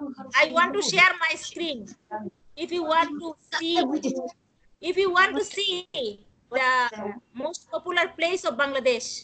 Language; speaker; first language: English; non-native, learner; Bangla